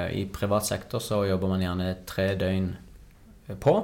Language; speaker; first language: Norwegian; native; Norwegian